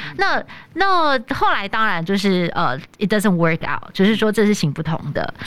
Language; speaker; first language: Chinese; native; Chinese